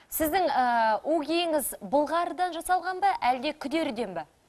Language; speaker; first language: Kazakh; native; Kazakh